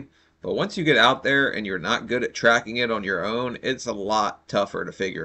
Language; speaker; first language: English; native; English